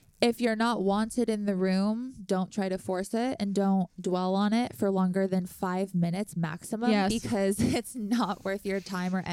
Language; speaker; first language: English; native; English